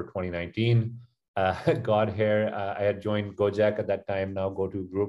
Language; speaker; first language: English; non-native, local second language; Urdu